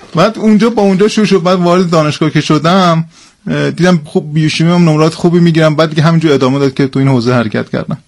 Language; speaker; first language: Persian; early bilingual, heritage; Persian